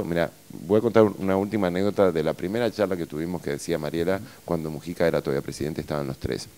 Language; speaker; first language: Spanish; native; Spanish